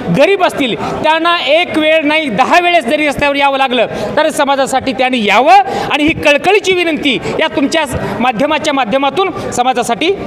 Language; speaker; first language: Marathi; non-native, local second language; Lambadi